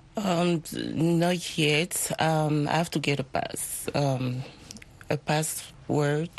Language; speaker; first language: English; non-native, fluent; French